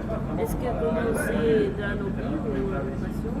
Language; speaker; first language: French; non-native, learner; Dutch